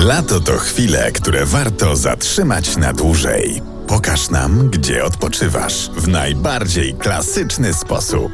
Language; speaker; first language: Polish; native; Polish